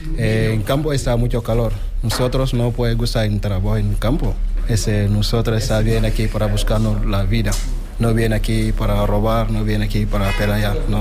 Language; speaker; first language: Spanish; non-native, learner; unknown